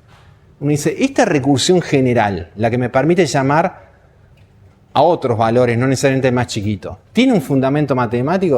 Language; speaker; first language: Spanish; native; Spanish